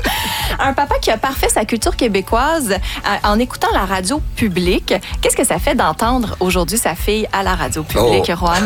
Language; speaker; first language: French; native; French